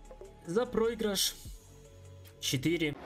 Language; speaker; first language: Russian; native; Russian